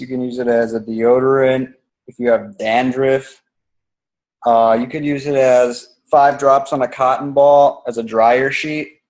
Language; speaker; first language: English; native; English